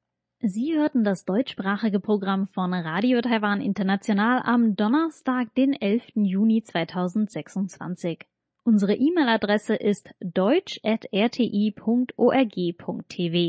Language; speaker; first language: German; native; German